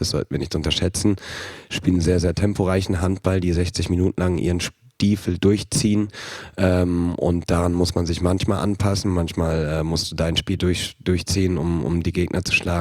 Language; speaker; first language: German; native; German